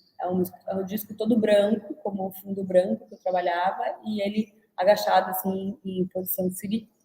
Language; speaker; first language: Portuguese; native; Portuguese